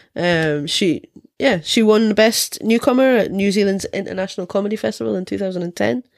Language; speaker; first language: English; native; English